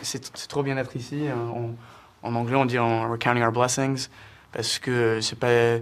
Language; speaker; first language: French; early bilingual, heritage; French